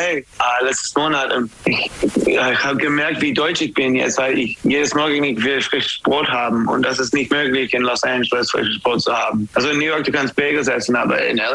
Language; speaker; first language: German; non-native, fluent; English